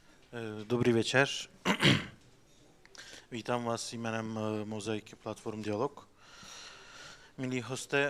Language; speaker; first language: Czech; non-native, fluent; Turkish